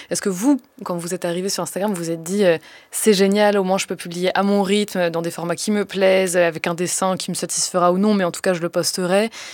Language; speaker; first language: French; native; French